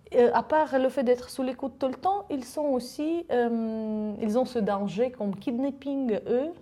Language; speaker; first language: French; non-native, fluent; Russian